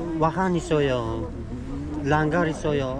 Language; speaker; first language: Korean; non-native, learner; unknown